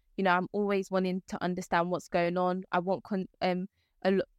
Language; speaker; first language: English; native; English